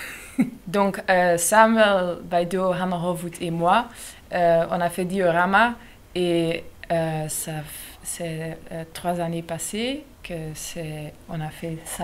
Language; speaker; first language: French; non-native, local second language; Dutch